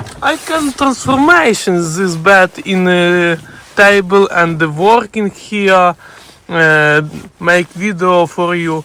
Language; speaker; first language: English; non-native, learner; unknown